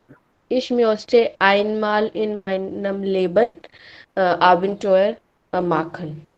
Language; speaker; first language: German; non-native, learner; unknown